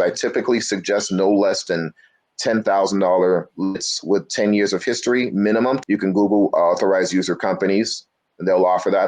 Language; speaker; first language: English; native; English